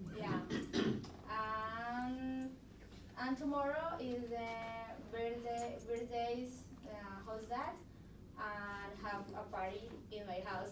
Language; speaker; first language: English; non-native, learner; Spanish